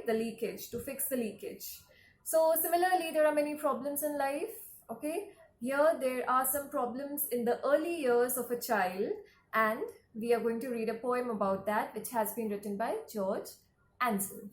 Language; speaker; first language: English; non-native, local second language; Hindi